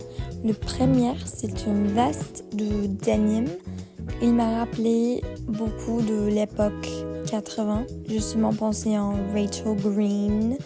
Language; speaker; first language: French; non-native, learner; Spanish